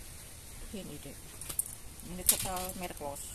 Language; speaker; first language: Dutch; non-native, learner; Indonesian